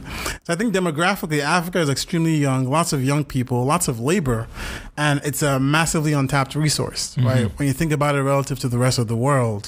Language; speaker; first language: English; non-native, local second language; Yoruba